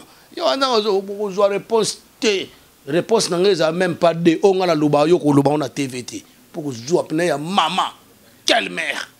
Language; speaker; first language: French; non-native, local second language; Lingala